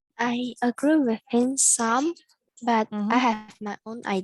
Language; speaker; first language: English; non-native, learner; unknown